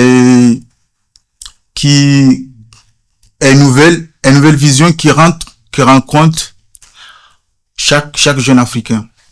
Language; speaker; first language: French; non-native, fluent; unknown